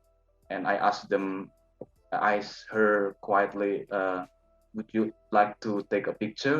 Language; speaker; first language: English; non-native, learner; Indonesian